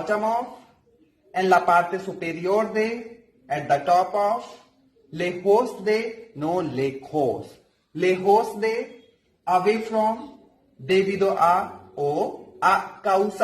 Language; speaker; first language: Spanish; non-native, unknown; Hindi